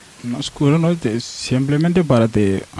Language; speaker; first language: Spanish; non-native, learner; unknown